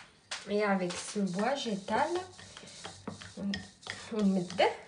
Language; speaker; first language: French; non-native, local second language; Arabic